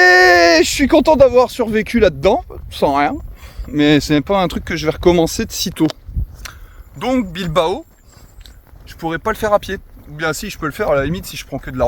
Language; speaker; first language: French; native; French